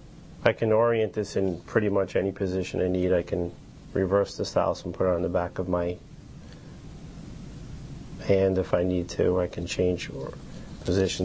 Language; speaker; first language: English; native; English